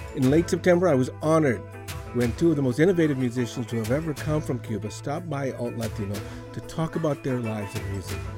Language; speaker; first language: English; native; English